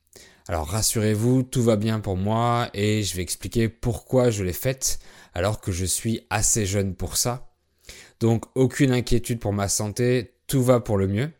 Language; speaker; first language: French; native; French